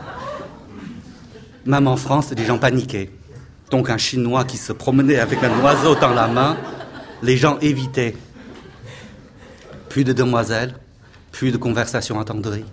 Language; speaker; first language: French; non-native, fluent; Chinese